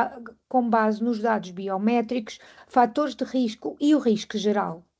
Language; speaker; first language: Portuguese; native; Portuguese